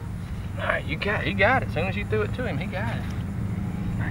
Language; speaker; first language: English; native; English